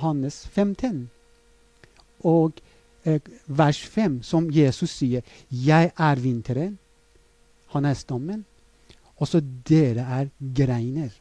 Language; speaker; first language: Norwegian; non-native, fluent; Persian